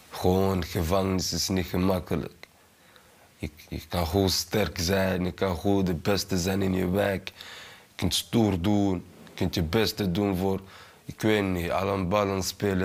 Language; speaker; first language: Dutch; early bilingual, other home language; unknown